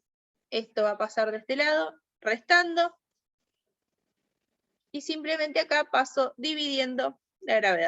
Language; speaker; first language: Spanish; native; Spanish